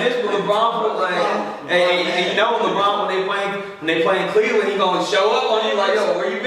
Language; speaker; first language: English; native; English